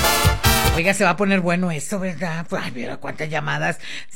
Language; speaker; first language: Spanish; native; Spanish